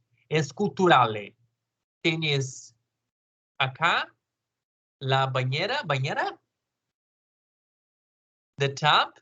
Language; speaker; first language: Spanish; non-native, learner; Portuguese